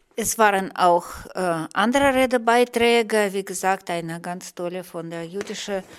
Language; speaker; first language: German; non-native, fluent; Russian